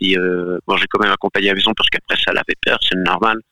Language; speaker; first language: French; non-native, fluent; Galician